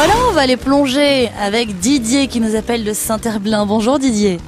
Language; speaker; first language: French; native; French